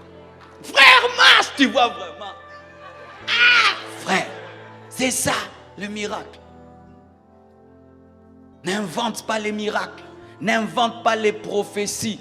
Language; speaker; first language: French; non-native, local second language; Lingala